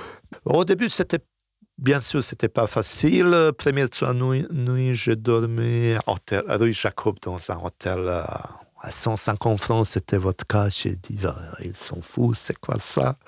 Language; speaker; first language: French; non-native, fluent; Bosnian